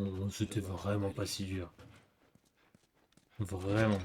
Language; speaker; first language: French; native; French